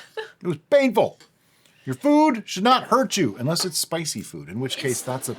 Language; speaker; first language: English; native; English